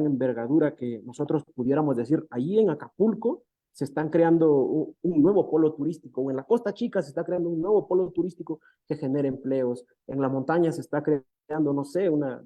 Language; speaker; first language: Spanish; native; Spanish